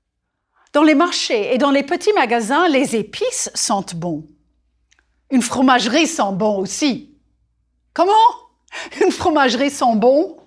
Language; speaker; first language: French; non-native, fluent; English